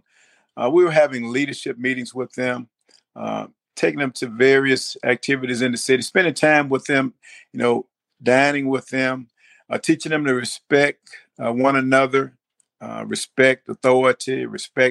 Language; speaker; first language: English; native; English